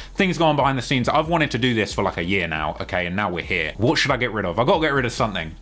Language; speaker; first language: English; native; English